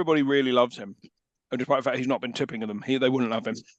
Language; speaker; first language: English; native; English